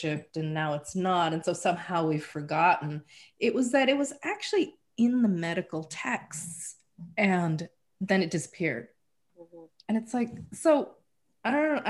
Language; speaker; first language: English; native; English